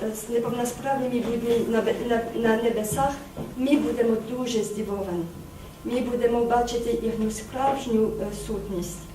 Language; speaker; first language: Ukrainian; non-native, fluent; French